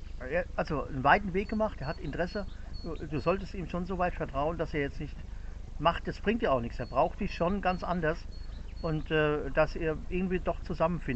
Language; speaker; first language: German; native; German